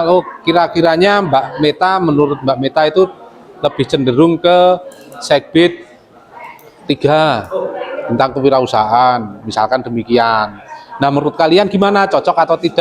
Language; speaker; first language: Indonesian; native; Indonesian